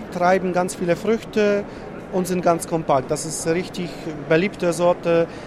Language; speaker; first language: German; non-native, fluent; Polish